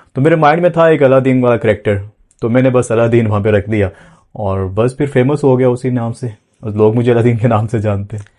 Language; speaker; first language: Urdu; non-native, local second language; Punjabi